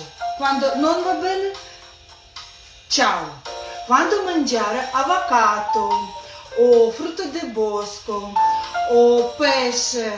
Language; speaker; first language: Italian; non-native, learner; Russian